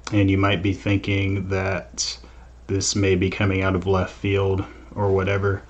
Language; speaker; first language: English; native; English